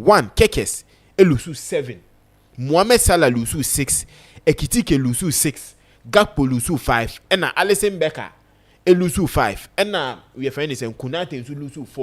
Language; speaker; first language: English; non-native, local second language; Akan